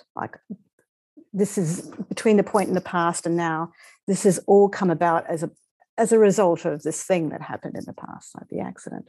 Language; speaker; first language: English; native; English